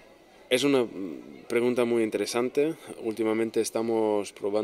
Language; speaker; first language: Spanish; non-native, fluent; German